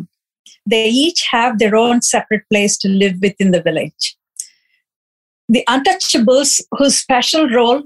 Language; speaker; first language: English; non-native, local second language; Telugu